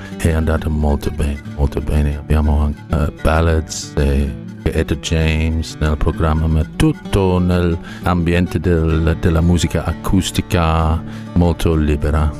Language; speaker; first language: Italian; non-native, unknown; English